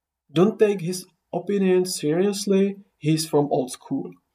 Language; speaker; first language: English; non-native, fluent; Czech